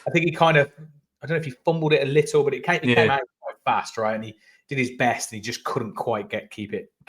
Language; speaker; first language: English; native; English